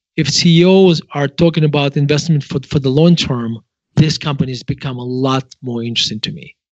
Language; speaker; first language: English; non-native, fluent; Russian